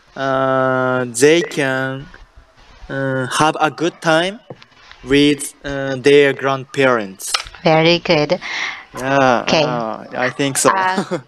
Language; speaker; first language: English; non-native, learner; Japanese